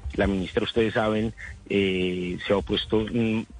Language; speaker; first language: Spanish; native; Spanish